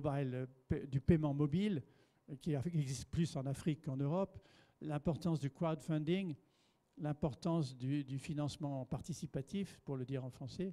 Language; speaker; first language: French; native; French